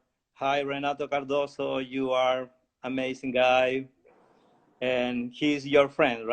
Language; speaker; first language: English; non-native, learner; Spanish